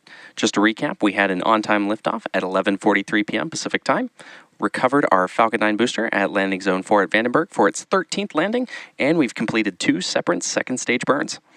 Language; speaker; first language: English; native; English